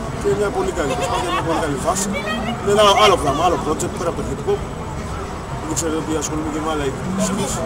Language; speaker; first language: Greek; early bilingual, other home language; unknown